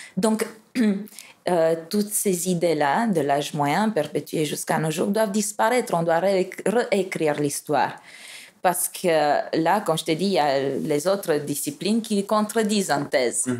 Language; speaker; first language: French; non-native, fluent; Romanian